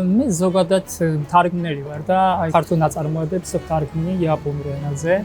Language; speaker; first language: Georgian; non-native, fluent; Japanese